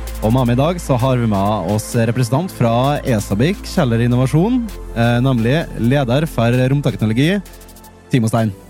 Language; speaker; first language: Norwegian; native; Norwegian